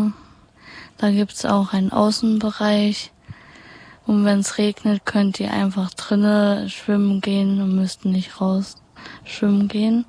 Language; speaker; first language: German; native; German